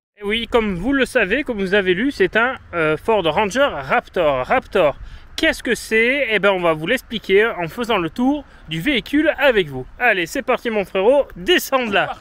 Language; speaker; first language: French; native; French